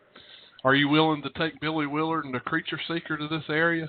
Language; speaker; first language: English; native; English